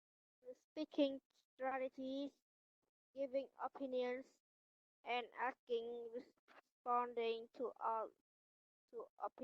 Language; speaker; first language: English; non-native, learner; Vietnamese